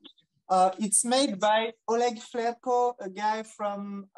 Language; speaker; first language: English; non-native, fluent; French